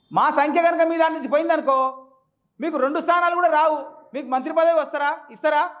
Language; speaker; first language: Telugu; non-native, local second language; Lambadi